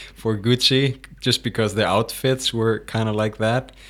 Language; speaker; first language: English; non-native, fluent; Icelandic